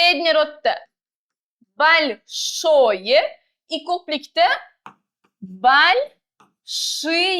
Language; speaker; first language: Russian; non-native, local second language; Uzbek